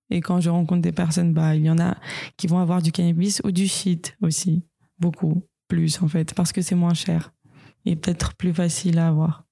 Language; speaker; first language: French; non-native, fluent; Russian